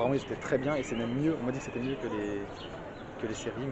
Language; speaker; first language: French; native; French